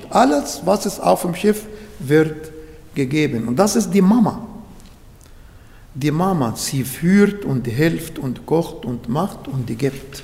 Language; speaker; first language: German; non-native, learner; Arabic